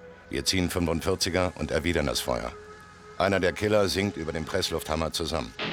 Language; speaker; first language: German; native; German